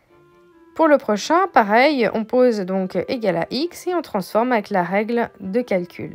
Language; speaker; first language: French; native; French